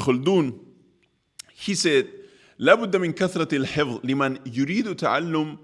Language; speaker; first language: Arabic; non-native, fluent; Spanish